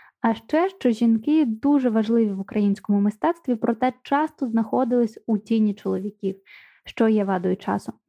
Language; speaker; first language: Ukrainian; native; Ukrainian